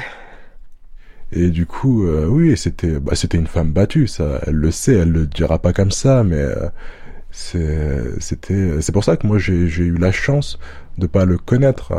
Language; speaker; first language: French; early bilingual, other home language; Arabic